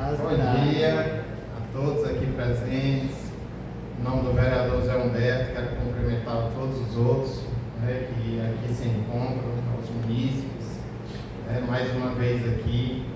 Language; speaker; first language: Portuguese; native; Portuguese